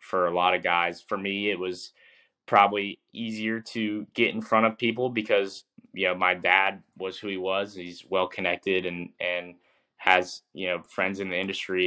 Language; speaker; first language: English; native; English